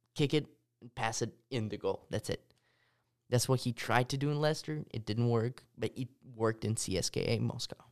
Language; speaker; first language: English; early bilingual, other home language; Russian